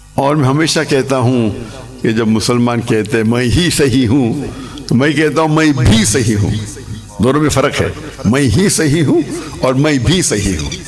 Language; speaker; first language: Urdu; non-native, local second language; English